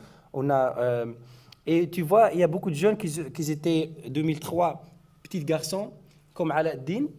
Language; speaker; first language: French; non-native, learner; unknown